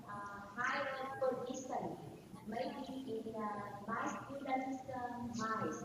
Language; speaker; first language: English; non-native, learner; Vietnamese